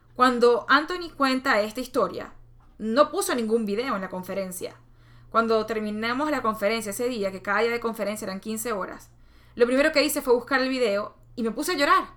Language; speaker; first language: Spanish; native; Spanish